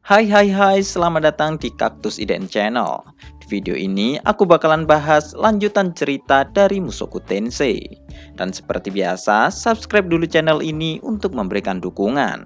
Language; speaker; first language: Indonesian; native; Indonesian